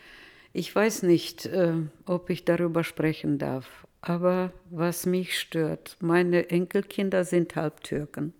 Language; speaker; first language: German; early bilingual, heritage; Russian